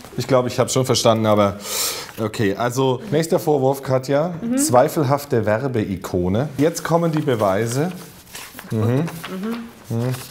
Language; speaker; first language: German; native; German